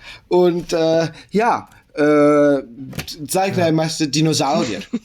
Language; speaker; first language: German; non-native, learner; Italian